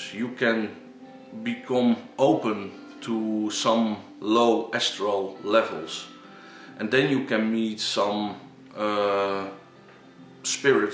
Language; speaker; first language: English; non-native, learner; Dutch